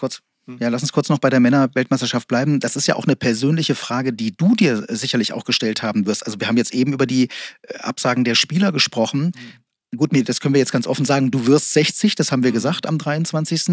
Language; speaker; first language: German; native; German